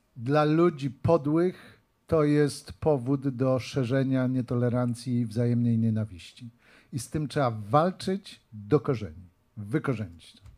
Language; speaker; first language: Polish; native; Polish